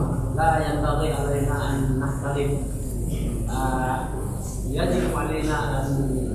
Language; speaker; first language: Arabic; non-native, learner; Indonesian